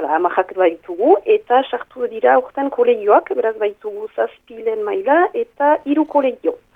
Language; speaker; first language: Basque; native; Basque